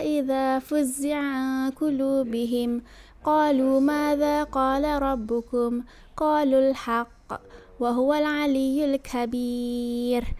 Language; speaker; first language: Arabic; non-native, learner; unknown